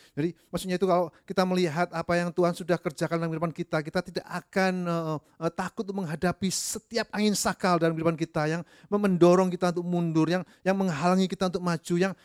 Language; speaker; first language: Indonesian; native; Indonesian